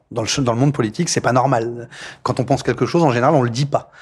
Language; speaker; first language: French; native; French